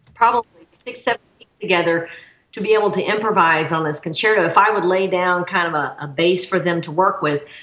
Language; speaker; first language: English; native; English